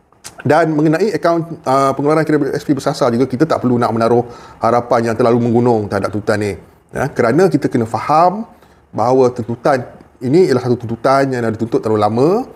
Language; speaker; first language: Malay; native; Malay